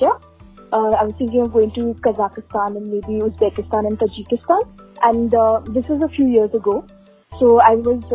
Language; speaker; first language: English; non-native, local second language; Hindi